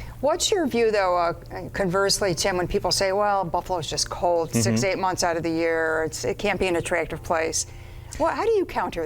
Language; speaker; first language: English; native; English